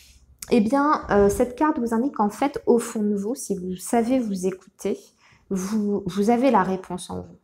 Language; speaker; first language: French; native; French